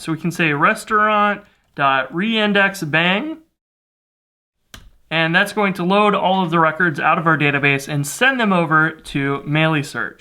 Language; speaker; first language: English; native; English